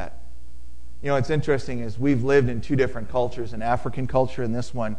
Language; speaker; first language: English; native; English